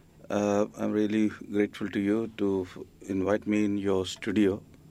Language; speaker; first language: English; non-native, local second language; Marathi